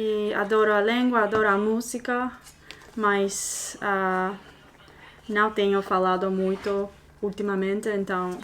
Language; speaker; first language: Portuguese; non-native, learner; English